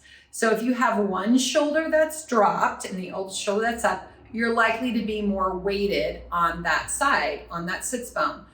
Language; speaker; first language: English; native; English